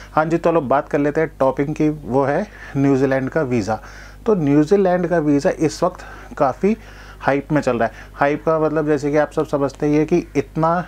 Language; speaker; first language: Hindi; non-native, local second language; Gujarati